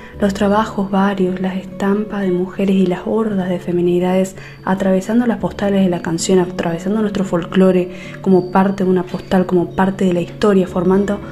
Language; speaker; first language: Spanish; native; Spanish